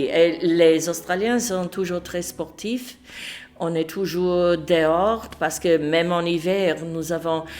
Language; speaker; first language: French; non-native, fluent; English